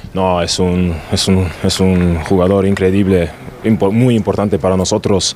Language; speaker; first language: Spanish; non-native, learner; German